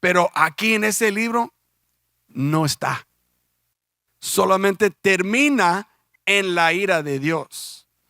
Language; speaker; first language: Spanish; early bilingual, heritage; Spanish